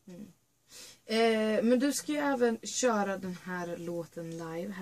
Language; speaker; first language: Swedish; native; Swedish